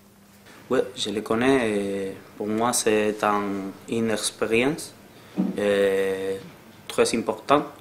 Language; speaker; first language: French; non-native, learner; Spanish